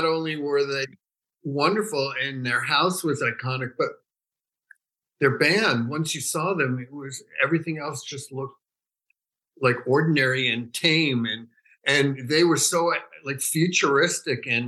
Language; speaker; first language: English; native; English